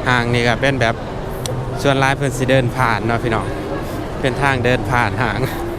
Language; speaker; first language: Thai; native; Thai